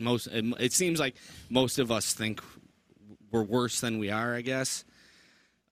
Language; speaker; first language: English; native; English